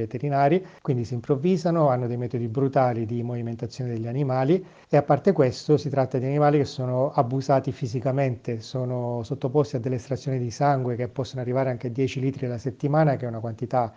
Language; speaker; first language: Italian; native; Italian